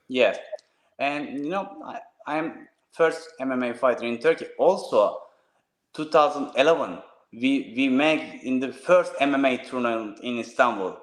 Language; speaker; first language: English; non-native, learner; Turkish